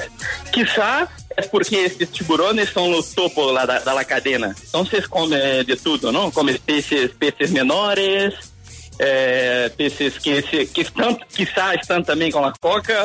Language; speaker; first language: Spanish; non-native, learner; Portuguese